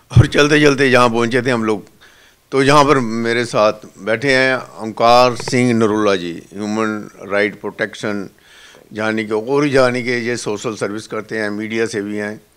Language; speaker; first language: Hindi; non-native, local second language; Punjabi